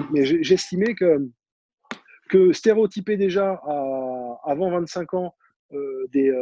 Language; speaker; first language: French; native; French